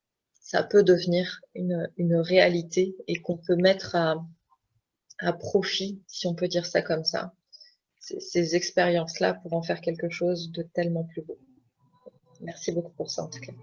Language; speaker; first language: French; native; French